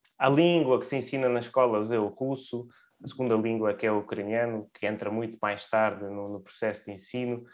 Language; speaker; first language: Portuguese; early bilingual, other home language; Russian